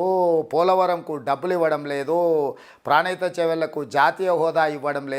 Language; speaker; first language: Telugu; native; Telugu